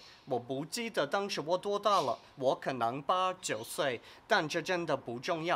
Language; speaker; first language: Chinese; non-native, fluent; English